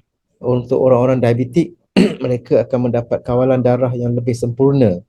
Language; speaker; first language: Malay; native; Malay